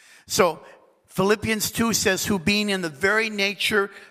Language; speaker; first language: English; native; English